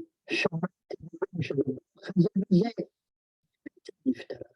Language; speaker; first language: Hebrew; non-native, fluent; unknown